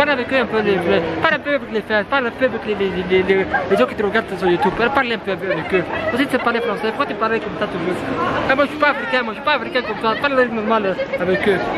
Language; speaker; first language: French; non-native, local second language; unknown